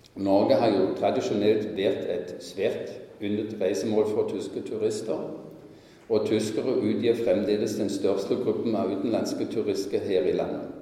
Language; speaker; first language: Norwegian; non-native, fluent; German